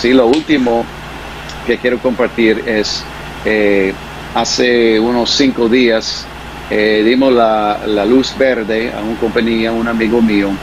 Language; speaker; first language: Spanish; non-native, fluent; English